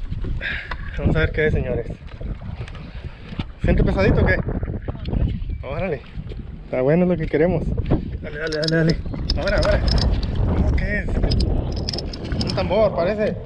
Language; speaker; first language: Spanish; native; Spanish